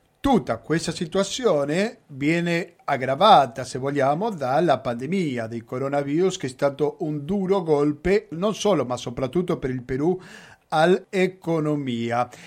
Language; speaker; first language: Italian; non-native, fluent; Spanish